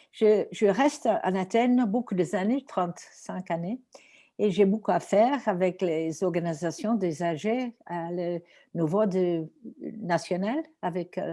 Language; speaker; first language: French; non-native, learner; Greek